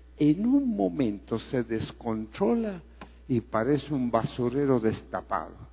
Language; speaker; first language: Spanish; non-native, fluent; Greek